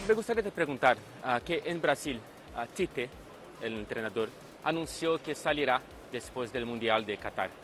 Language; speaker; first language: Spanish; non-native, learner; Portuguese